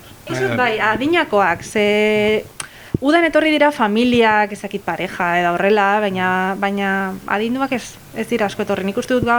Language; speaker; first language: Basque; non-native, local second language; Spanish